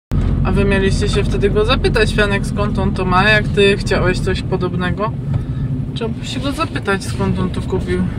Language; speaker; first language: Polish; native; Polish